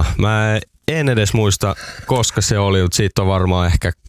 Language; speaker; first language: Finnish; native; Finnish